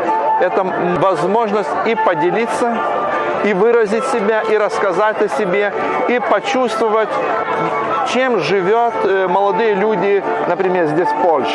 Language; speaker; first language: Russian; non-native, fluent; Polish